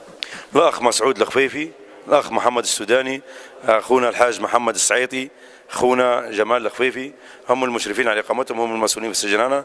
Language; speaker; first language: Arabic; native; Arabic